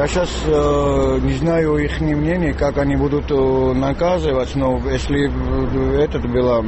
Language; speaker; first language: Russian; non-native, local second language; Georgian